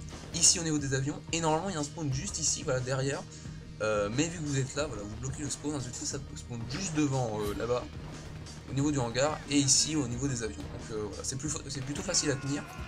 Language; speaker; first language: French; native; French